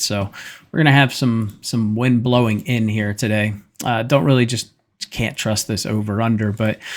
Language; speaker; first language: English; native; English